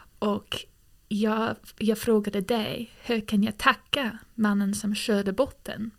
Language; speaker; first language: Swedish; non-native, fluent; English